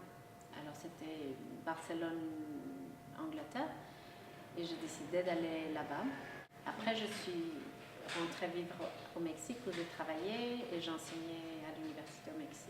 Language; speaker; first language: French; non-native, local second language; Spanish